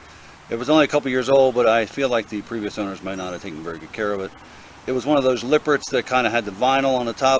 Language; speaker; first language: English; native; English